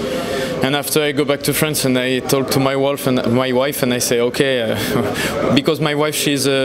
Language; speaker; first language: English; non-native, learner; French